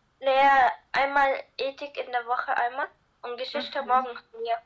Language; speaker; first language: German; early bilingual, other home language; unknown